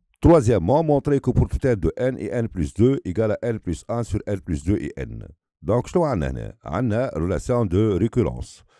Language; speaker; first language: French; non-native, local second language; Arabic